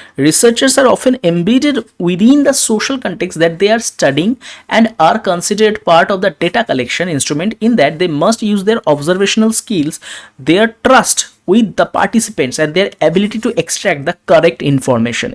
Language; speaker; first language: English; non-native, local second language; Bangla